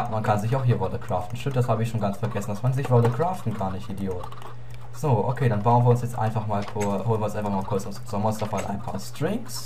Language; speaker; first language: German; native; German